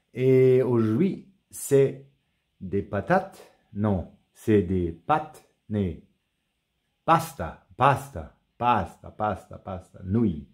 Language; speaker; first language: French; non-native, learner; German